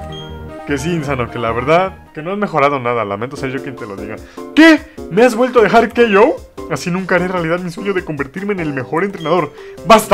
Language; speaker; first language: Spanish; native; Spanish